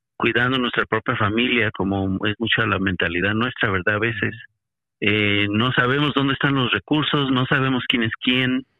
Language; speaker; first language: Spanish; native; Spanish